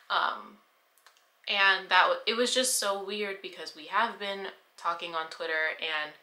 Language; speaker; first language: English; native; English